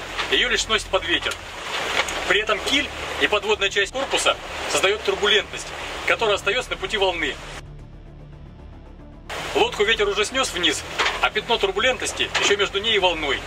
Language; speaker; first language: Russian; native; Russian